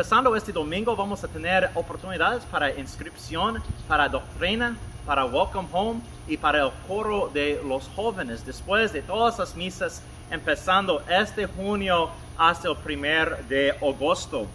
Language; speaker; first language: Spanish; non-native, fluent; English